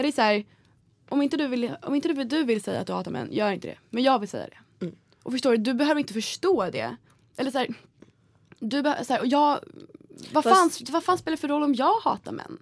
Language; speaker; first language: Swedish; native; Swedish